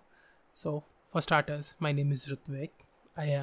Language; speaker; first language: English; non-native, local second language; Marathi